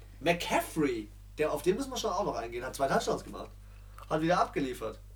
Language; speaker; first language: German; native; German